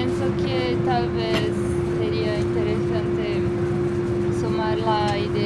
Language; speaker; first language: Spanish; non-native, fluent; Portuguese